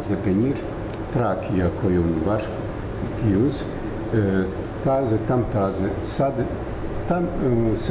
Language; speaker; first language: Turkish; non-native, learner; Bosnian